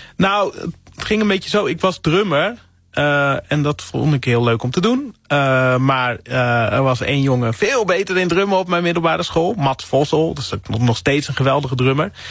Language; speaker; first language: Dutch; native; Dutch